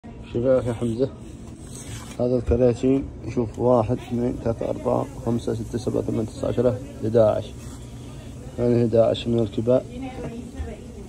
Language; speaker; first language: Arabic; non-native, learner; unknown